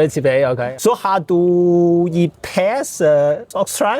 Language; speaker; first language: Danish; non-native, learner; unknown